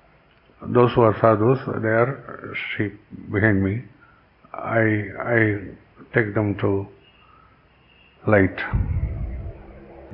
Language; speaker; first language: English; non-native, local second language; Kannada